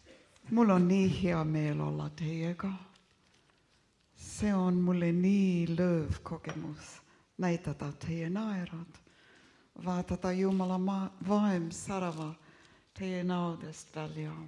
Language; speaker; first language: Estonian; early bilingual, heritage; Estonian